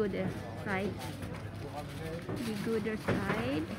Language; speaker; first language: English; non-native, local second language; Filipino